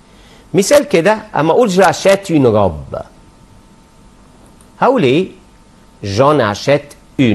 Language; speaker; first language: French; non-native, fluent; Arabic